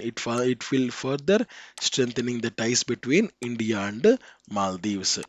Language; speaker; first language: English; non-native, local second language; Telugu